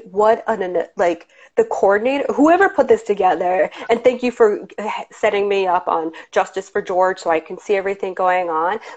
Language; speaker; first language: English; native; English